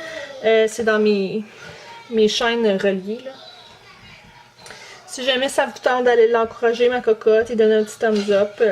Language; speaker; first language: French; native; French